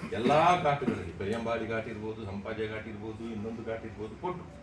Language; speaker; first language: Kannada; non-native, local second language; Kodava